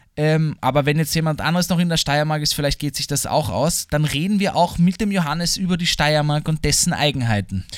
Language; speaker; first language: German; native; German